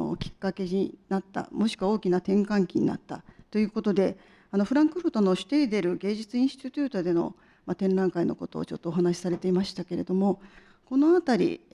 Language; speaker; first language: Japanese; native; Japanese